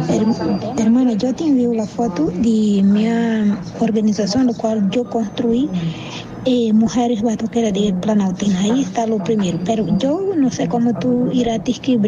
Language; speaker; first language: Spanish; non-native, learner; Portuguese